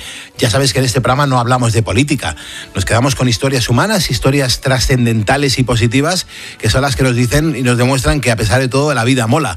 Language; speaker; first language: Spanish; native; Spanish